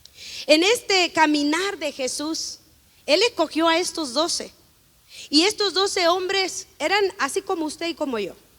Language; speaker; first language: Spanish; native; Spanish